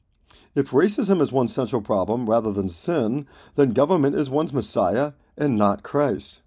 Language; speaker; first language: English; native; English